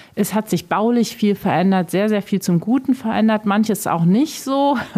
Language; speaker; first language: German; native; German